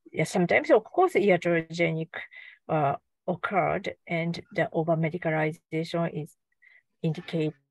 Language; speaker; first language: English; non-native, learner; Japanese